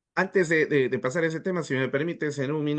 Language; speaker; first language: Spanish; native; Spanish